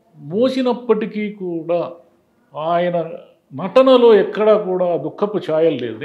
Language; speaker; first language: Telugu; native; Telugu